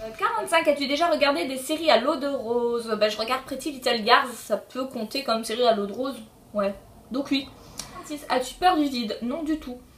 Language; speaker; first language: French; early bilingual, other home language; Polish